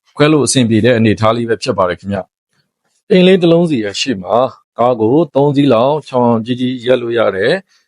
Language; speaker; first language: Burmese; native; Burmese